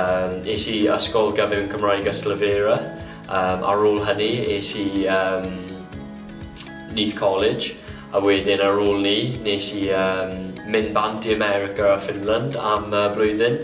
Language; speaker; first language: Welsh; non-native, local second language; English